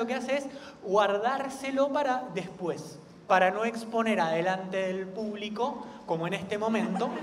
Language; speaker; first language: Spanish; native; Spanish